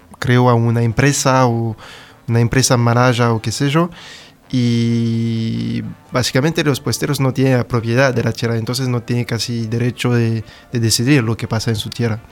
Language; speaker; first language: Spanish; non-native, fluent; French